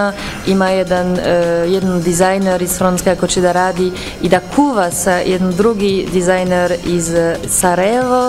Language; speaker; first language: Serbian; non-native, learner; French